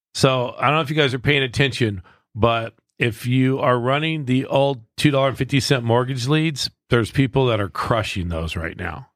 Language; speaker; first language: English; native; English